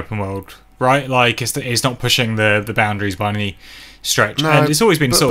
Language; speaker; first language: English; native; English